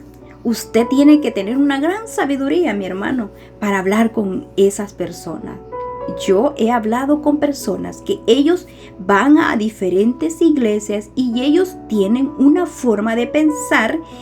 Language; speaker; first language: Spanish; native; Spanish